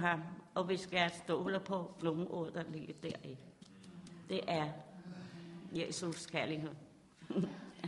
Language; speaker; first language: Danish; non-native, learner; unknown